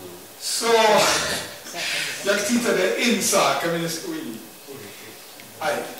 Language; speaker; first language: Swedish; non-native, learner; Dutch